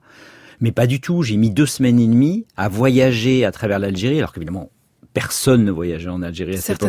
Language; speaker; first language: French; native; French